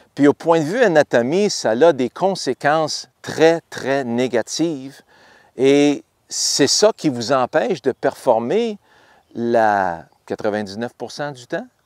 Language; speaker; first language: French; native; French